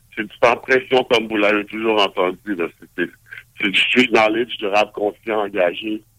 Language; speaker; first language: French; native; French